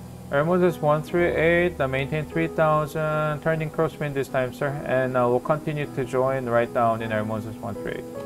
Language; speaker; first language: English; non-native, fluent; Korean